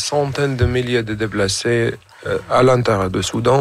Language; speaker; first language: French; non-native, fluent; Arabic